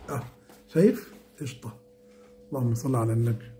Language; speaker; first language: Arabic; native; Arabic